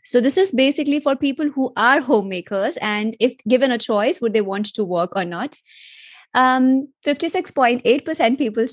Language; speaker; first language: English; non-native, local second language; Hindi